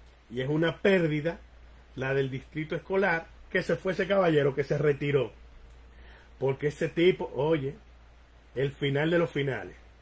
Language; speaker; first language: Spanish; early bilingual, heritage; Spanish